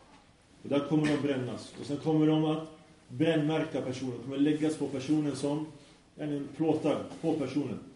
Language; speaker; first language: Swedish; early bilingual, other home language; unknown